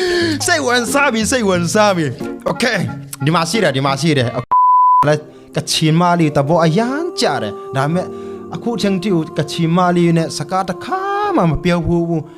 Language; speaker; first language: Burmese; non-native, local second language; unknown